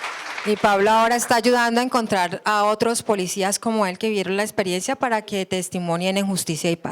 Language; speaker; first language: Spanish; native; Spanish